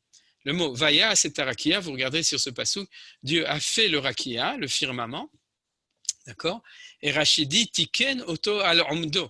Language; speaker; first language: French; native; French